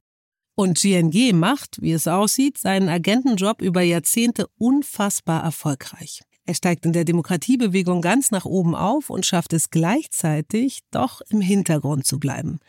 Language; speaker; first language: German; native; German